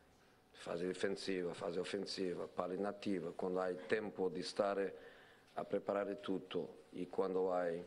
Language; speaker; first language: Italian; non-native, fluent; Portuguese